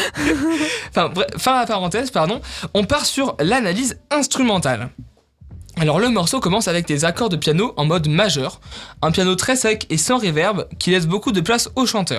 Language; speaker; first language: French; native; French